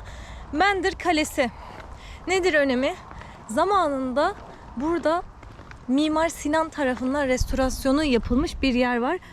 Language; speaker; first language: Turkish; native; Turkish